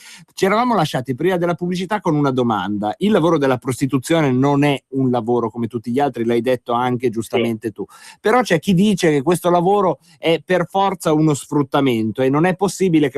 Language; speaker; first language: Italian; native; Italian